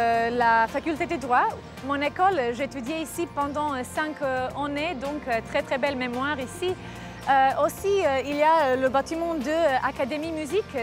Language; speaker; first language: French; non-native, fluent; Croatian